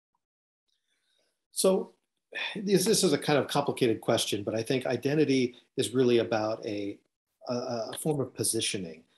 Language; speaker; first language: English; native; English